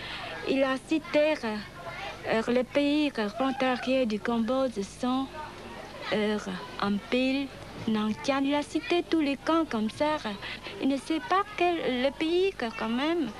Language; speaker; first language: French; non-native, learner; Khmer